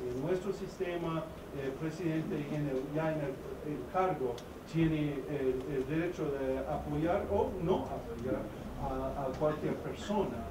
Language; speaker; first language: Spanish; non-native, fluent; English